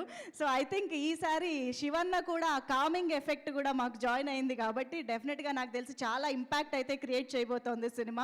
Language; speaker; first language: Telugu; native; Telugu